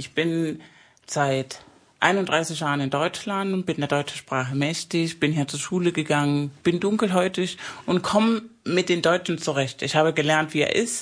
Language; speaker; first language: German; early bilingual, other home language; Spanish